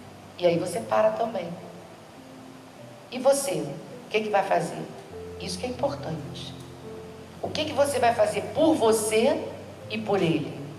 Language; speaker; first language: Portuguese; native; Portuguese